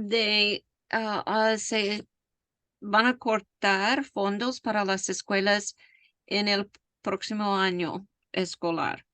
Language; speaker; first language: Spanish; non-native, fluent; English